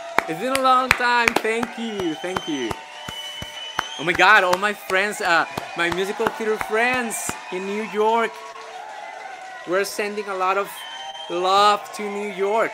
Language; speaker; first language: English; non-native, fluent; Spanish